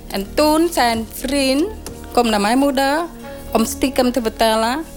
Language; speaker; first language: Dutch; non-native, learner; Khmer